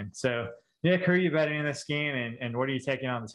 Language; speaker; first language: English; native; English